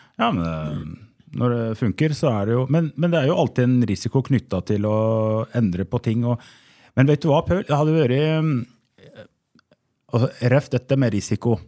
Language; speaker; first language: Norwegian; early bilingual, other home language; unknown